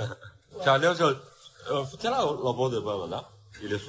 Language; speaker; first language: Russian; non-native, learner; Chinese